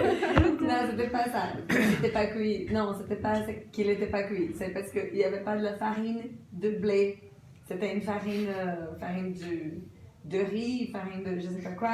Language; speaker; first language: French; non-native, fluent; Portuguese